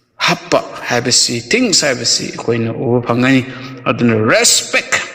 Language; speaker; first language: Manipuri; native; Manipuri